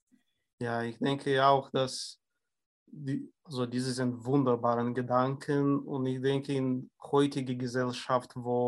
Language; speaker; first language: German; non-native, fluent; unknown